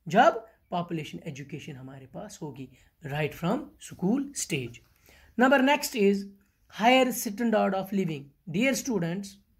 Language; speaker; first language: Hindi; non-native, local second language; Kashmiri